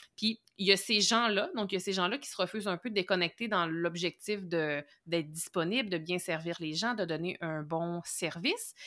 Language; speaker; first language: French; native; French